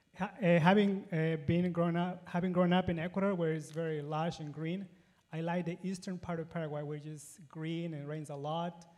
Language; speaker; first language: English; non-native, fluent; Spanish